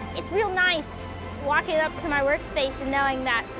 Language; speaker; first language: English; native; English